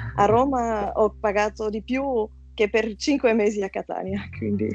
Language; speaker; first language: Italian; non-native, fluent; Dutch